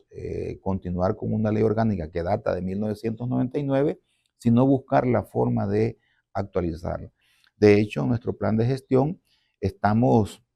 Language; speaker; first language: Spanish; native; Spanish